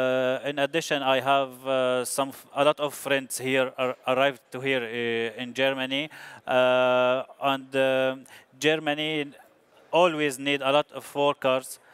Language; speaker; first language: English; non-native, learner; Arabic